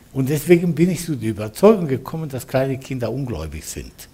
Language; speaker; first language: German; non-native, fluent; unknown